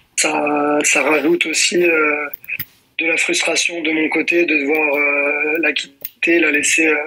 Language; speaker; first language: French; native; French